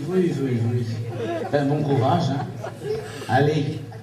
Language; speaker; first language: French; native; French